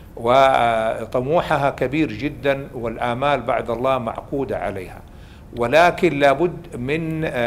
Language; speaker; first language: Arabic; native; Arabic